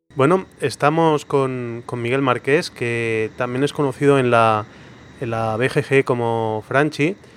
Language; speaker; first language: Spanish; non-native, local second language; Catalan